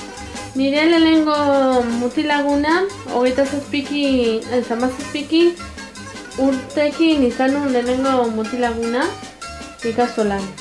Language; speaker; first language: Basque; non-native, local second language; Spanish